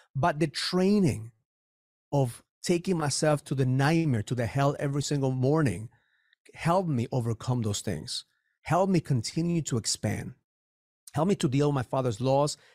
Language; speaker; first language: English; early bilingual, other home language; Spanish